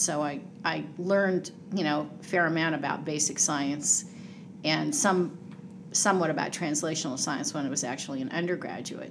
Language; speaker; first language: English; native; English